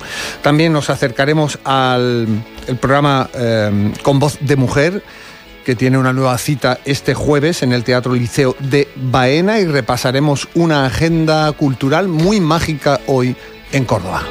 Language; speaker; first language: Spanish; native; Spanish